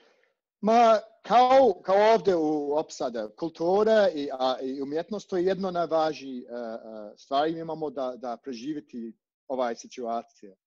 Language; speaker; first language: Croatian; non-native, learner; English